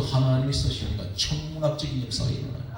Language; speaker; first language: Korean; native; Korean